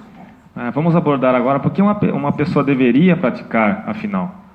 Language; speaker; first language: Portuguese; native; Portuguese